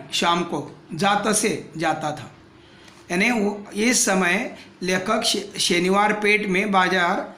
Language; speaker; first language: Hindi; non-native, local second language; Marathi